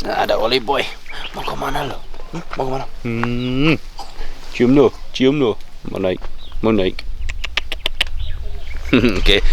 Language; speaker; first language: Indonesian; non-native, fluent; English